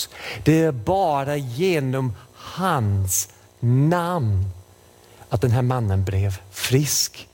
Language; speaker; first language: Swedish; non-native, fluent; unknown